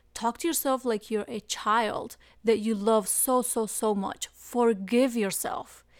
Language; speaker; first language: English; non-native, fluent; Spanish